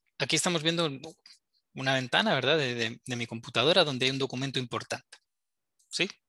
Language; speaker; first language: Spanish; native; Spanish